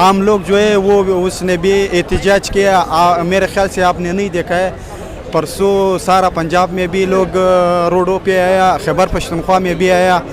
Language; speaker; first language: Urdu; non-native, local second language; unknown